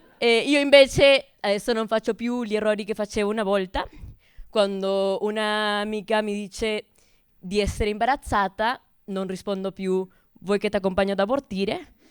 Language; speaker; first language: Italian; non-native, fluent; Spanish